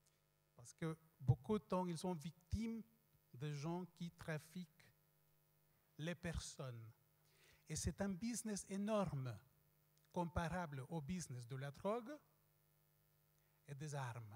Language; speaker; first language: French; non-native, fluent; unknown